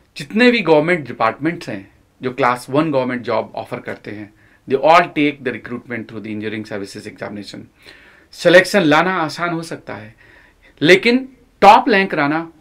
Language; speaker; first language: Hindi; native; Hindi